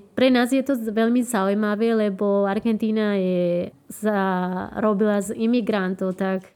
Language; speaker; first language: Slovak; non-native, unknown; Spanish